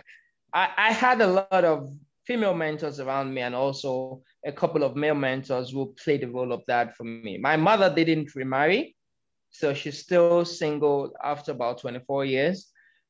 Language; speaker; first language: English; non-native, local second language; Yoruba